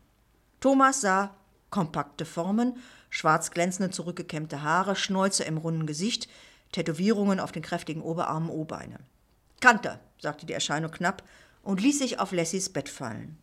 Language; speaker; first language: German; native; German